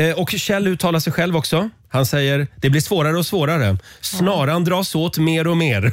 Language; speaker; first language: Swedish; native; Swedish